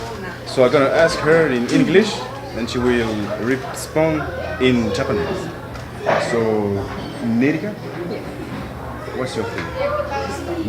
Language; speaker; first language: English; non-native, learner; French